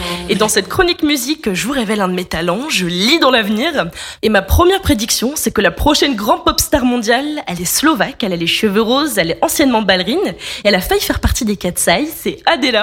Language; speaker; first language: French; native; French